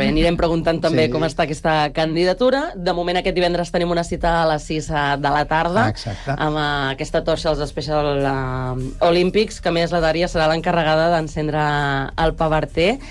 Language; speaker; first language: Catalan; native; Catalan